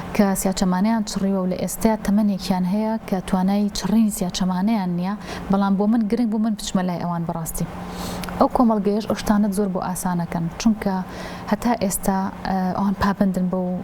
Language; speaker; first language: Central Kurdish; non-native, local second language; Gurani